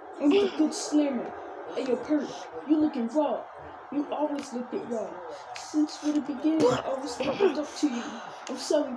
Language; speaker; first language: English; native; English